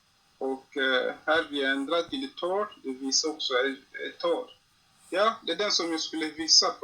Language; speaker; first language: Swedish; non-native, learner; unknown